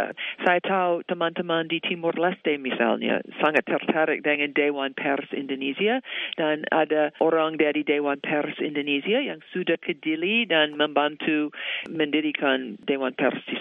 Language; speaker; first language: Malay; non-native, fluent; English